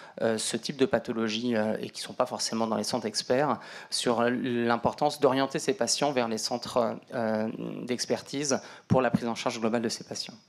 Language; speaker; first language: French; native; French